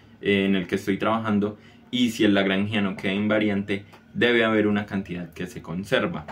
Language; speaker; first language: Spanish; native; Spanish